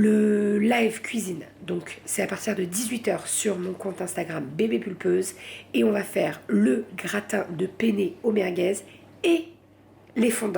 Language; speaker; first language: French; native; French